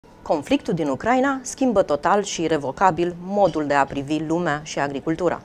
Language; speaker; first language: Romanian; native; Romanian